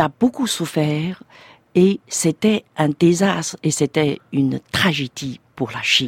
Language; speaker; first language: French; non-native, fluent; Chinese